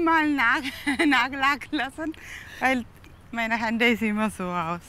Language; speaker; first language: German; non-native, learner; Tamil